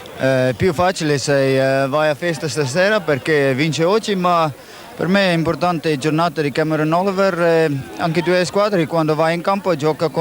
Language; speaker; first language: Italian; non-native, learner; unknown